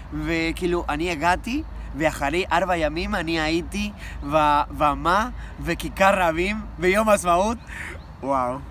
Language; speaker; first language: Hebrew; non-native, learner; Spanish